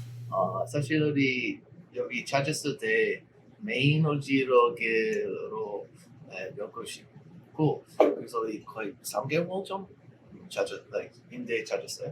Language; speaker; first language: Korean; non-native, learner; English